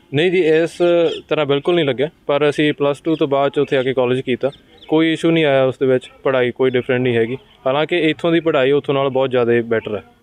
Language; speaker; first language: Punjabi; native; Punjabi